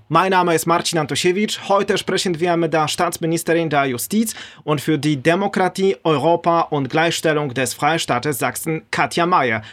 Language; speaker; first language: German; non-native, fluent; Polish